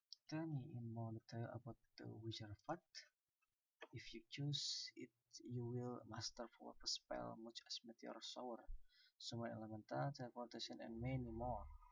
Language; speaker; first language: English; non-native, learner; Sundanese